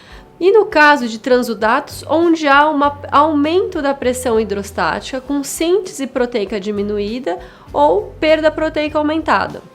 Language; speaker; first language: Portuguese; native; Portuguese